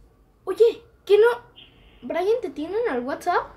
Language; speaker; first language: Spanish; native; Spanish